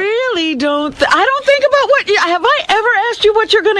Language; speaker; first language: English; native; English